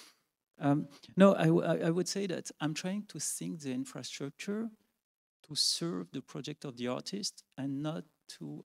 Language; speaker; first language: English; non-native, fluent; French